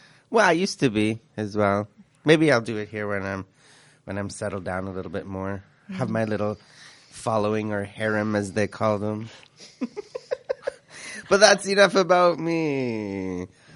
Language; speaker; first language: English; early bilingual, other home language; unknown